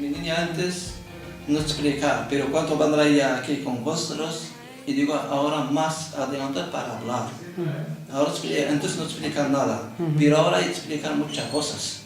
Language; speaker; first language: Spanish; non-native, learner; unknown